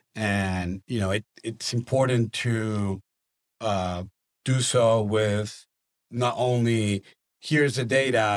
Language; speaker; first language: English; non-native, fluent; Spanish